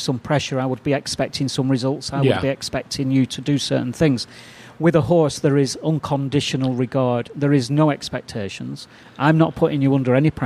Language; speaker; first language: English; native; English